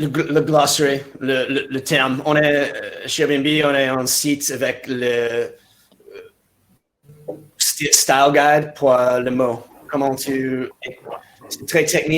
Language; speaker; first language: French; non-native, fluent; English